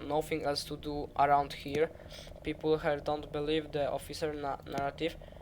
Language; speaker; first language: English; non-native, learner; Polish